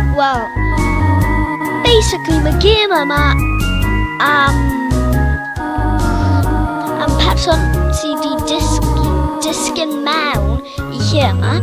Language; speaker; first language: Welsh; non-native, local second language; English